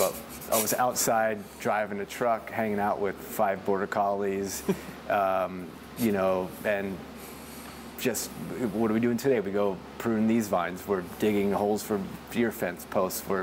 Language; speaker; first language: English; native; English